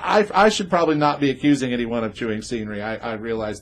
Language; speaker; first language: English; native; English